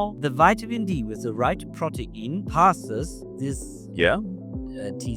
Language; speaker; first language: English; non-native, fluent; German